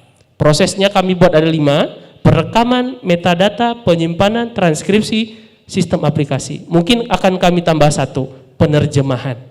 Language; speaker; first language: Indonesian; non-native, local second language; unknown